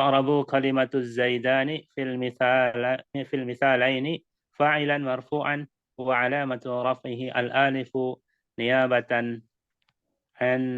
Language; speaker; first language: Arabic; non-native, learner; Indonesian